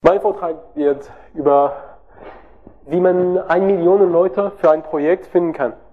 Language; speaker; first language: German; non-native, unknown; French